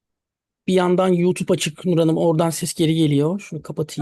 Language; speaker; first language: Turkish; native; Turkish